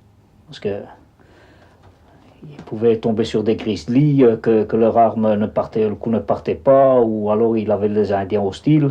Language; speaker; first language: French; native; French